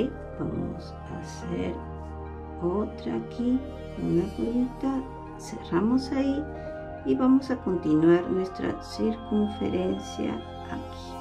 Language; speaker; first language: Spanish; native; Spanish